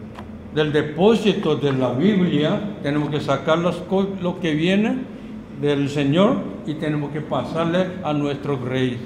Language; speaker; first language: Spanish; non-native, learner; Korean